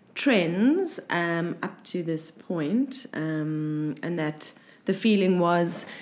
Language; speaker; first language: English; native; English